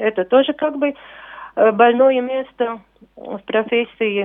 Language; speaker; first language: Russian; non-native, local second language; Latvian